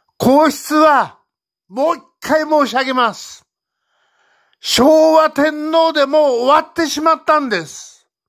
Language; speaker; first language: Japanese; native; Japanese